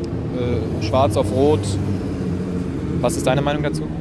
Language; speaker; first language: German; native; German